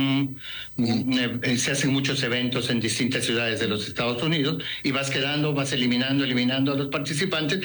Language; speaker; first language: Spanish; native; Spanish